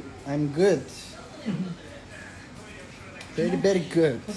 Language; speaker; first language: English; non-native, learner; Japanese